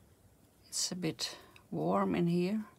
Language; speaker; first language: English; non-native, fluent; Dutch